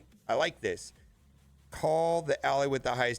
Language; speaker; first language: English; native; English